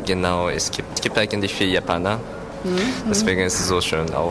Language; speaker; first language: German; non-native, learner; Japanese